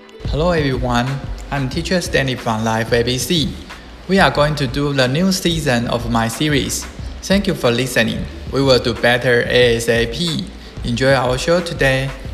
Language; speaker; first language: English; non-native, fluent; Chinese